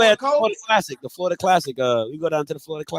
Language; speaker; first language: English; native; English